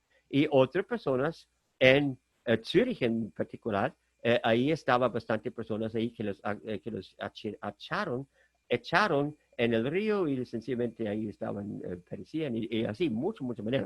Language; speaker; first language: Spanish; non-native, fluent; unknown